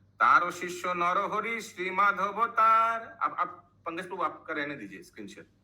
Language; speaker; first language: Hindi; non-native, local second language; Bangla